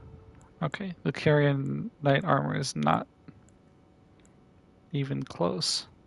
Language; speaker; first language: English; native; English